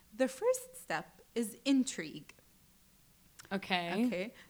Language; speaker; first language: English; early bilingual, other home language; Arabic